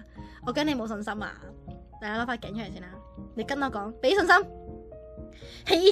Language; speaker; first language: Cantonese; native; Cantonese